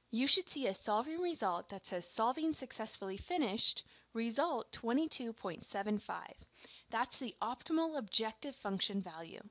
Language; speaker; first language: English; native; English